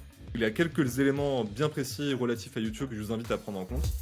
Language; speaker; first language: French; native; French